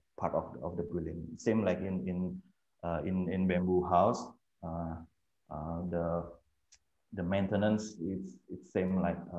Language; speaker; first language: English; non-native, fluent; Indonesian